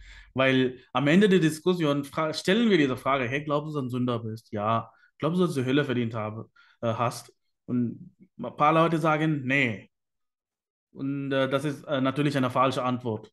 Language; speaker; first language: German; non-native, fluent; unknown